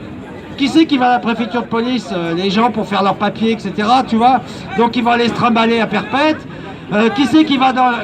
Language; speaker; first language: French; native; French